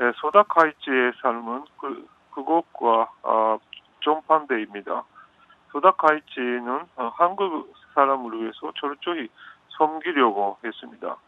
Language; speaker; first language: Korean; non-native, fluent; Japanese